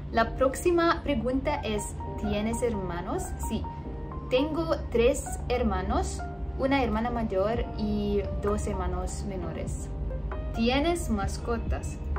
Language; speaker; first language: Spanish; non-native, learner; Arabic